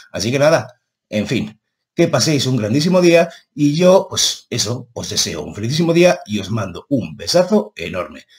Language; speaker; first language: Spanish; native; Spanish